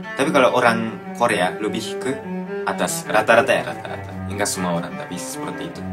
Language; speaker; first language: Indonesian; non-native, fluent; Japanese